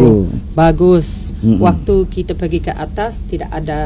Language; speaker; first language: Indonesian; non-native, learner; English